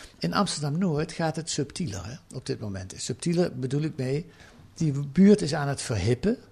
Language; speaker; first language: Dutch; native; Dutch